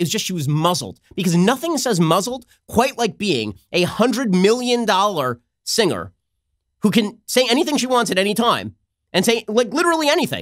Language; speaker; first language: English; native; English